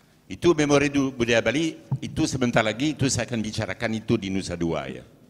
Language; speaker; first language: Indonesian; non-native, fluent; French